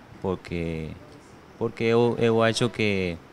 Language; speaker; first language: Portuguese; non-native, learner; Spanish